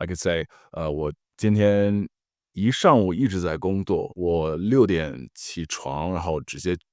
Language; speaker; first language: Chinese; non-native, fluent; English